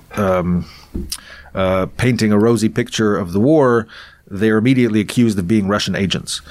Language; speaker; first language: English; non-native, fluent; Russian